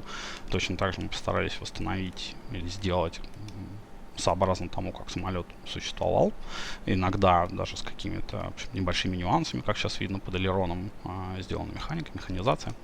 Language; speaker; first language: Russian; native; Russian